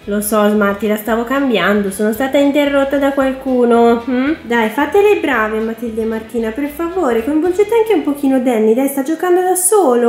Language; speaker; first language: Italian; native; Italian